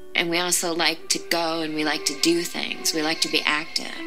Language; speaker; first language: English; native; English